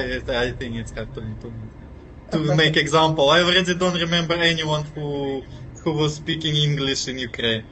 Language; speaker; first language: English; non-native, fluent; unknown